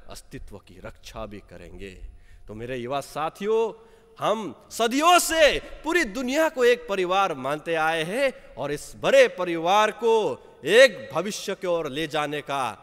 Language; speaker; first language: Hindi; non-native, local second language; Nepali